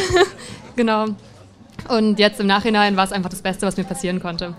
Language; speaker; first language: German; native; German